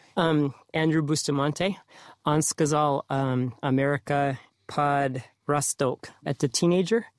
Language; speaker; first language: Russian; non-native, learner; English